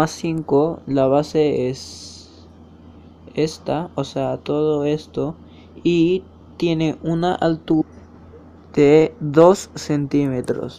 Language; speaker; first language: Spanish; native; Spanish